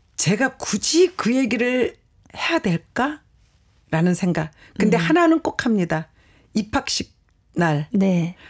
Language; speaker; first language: Korean; native; Korean